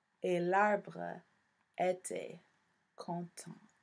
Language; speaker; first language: French; non-native, fluent; English